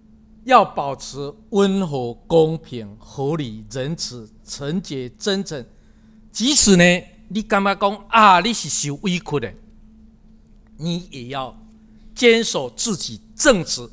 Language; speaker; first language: Chinese; non-native, local second language; Min Nan Chinese